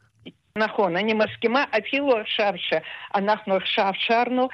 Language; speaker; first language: Hebrew; non-native, fluent; Russian